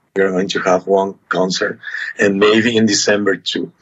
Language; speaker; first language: English; non-native, learner; Spanish